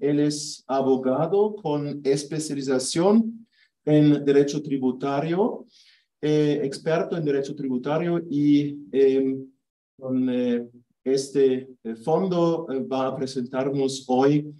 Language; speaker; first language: Spanish; non-native, fluent; German